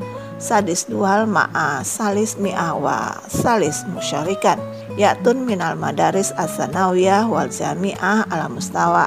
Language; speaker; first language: Arabic; non-native, learner; Indonesian